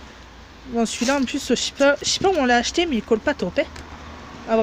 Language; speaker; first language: French; native; French